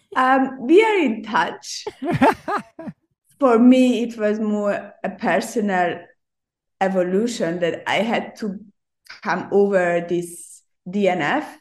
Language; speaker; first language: English; non-native, fluent; Hungarian